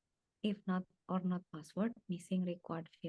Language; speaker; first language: English; non-native, fluent; Indonesian